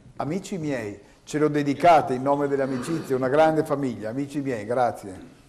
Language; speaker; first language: Italian; native; Italian